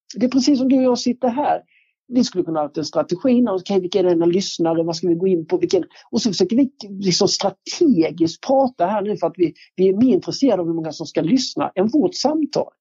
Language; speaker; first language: Swedish; native; Swedish